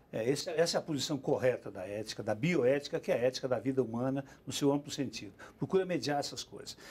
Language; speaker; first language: Portuguese; native; Portuguese